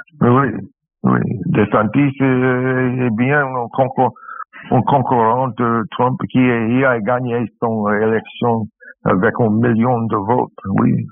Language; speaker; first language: French; non-native, learner; English